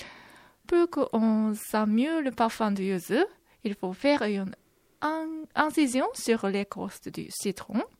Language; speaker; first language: French; non-native, fluent; Japanese